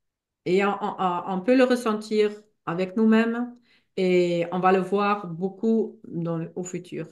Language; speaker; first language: French; non-native, fluent; German